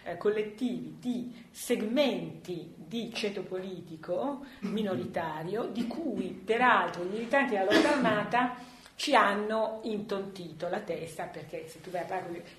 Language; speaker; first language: Italian; native; Italian